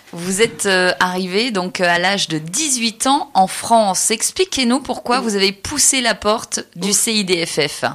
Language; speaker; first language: French; native; French